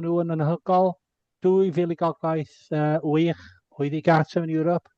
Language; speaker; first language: Welsh; non-native, local second language; English